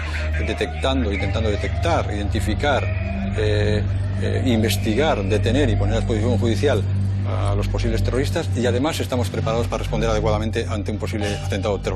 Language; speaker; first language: Spanish; native; Spanish